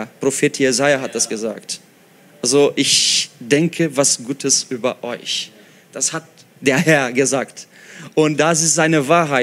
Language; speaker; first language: German; non-native, fluent; Portuguese